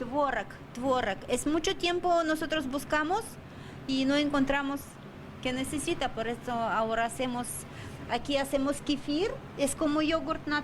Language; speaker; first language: Spanish; non-native, learner; Russian